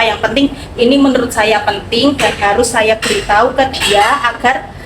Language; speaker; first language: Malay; non-native, local second language; Javanese